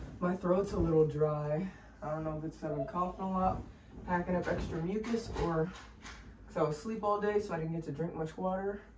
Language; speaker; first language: English; native; English